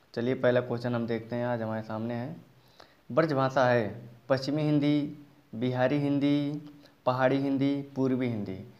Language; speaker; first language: Hindi; native; Hindi